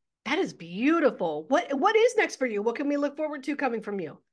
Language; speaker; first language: English; native; English